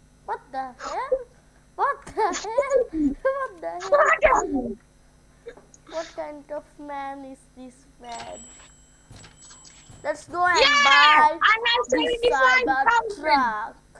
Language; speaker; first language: English; non-native, learner; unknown